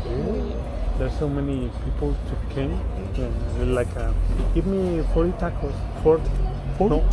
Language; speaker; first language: English; non-native, learner; Spanish